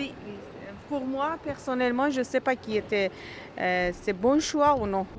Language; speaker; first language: French; non-native, learner; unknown